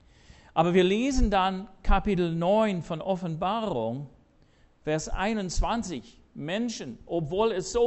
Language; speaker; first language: German; non-native, fluent; English